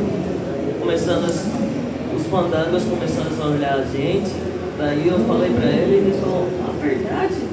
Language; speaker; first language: Portuguese; early bilingual, heritage; Japanese